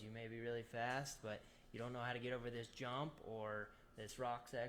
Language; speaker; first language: English; native; English